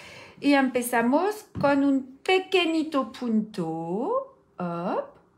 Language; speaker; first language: Spanish; non-native, learner; French